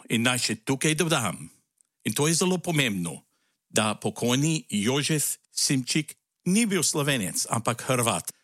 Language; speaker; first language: Slovenian; early bilingual, heritage; Slovenian